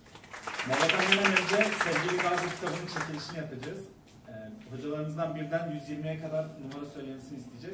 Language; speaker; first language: Turkish; native; Turkish